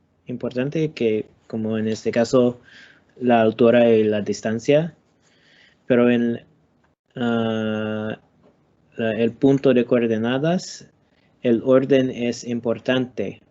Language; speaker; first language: Spanish; non-native, learner; English